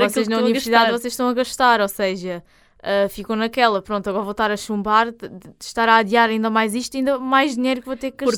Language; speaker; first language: Portuguese; native; Portuguese